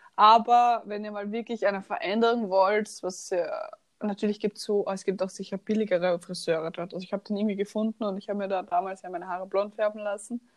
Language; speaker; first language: German; native; German